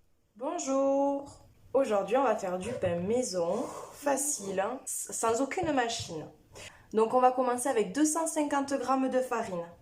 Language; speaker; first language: French; native; French